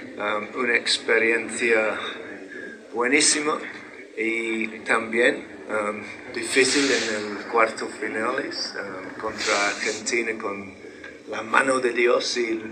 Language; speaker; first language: Spanish; non-native, fluent; English